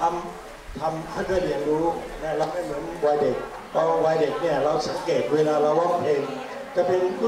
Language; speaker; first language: Thai; native; Thai